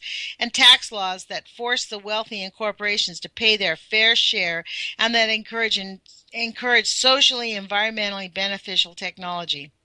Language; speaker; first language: English; native; English